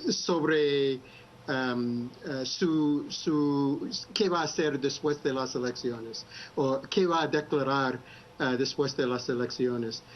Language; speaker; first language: Spanish; non-native, fluent; English